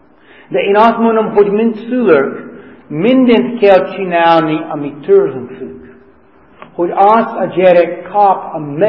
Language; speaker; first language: Hungarian; non-native, fluent; English